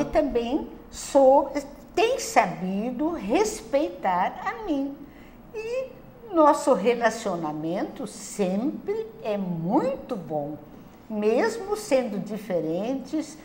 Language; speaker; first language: Portuguese; non-native, local second language; German